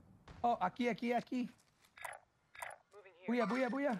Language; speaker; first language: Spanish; non-native, learner; English